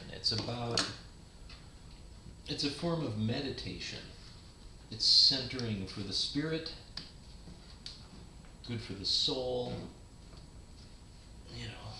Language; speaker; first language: English; native; English